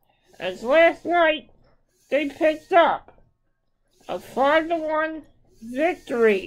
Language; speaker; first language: English; native; English